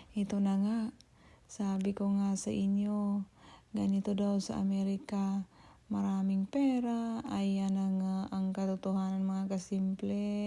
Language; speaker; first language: Filipino; non-native, local second language; Cebuano